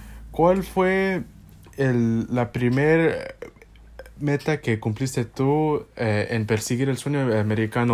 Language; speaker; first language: Spanish; early bilingual, heritage; Spanish